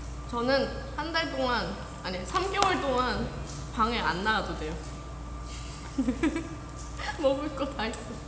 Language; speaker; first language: Korean; non-native, fluent; Thai